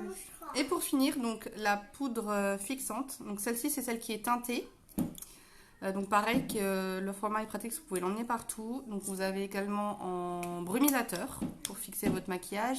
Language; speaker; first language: French; native; French